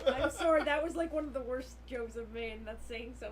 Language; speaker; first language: English; native; English